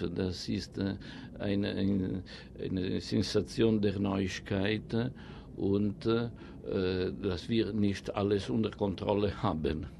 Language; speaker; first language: German; non-native, fluent; Italian